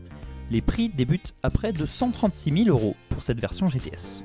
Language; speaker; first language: French; native; French